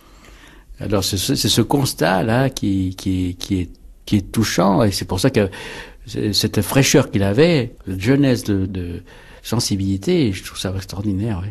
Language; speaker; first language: French; native; French